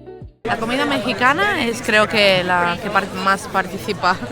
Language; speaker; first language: Spanish; non-native, local second language; Catalan